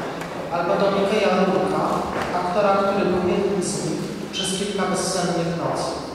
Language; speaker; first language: Polish; native; Polish